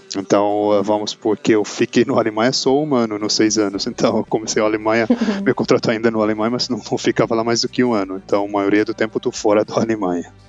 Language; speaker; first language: Portuguese; non-native, learner; Arabic